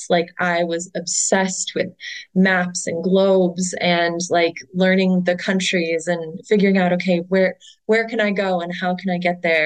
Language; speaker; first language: English; native; English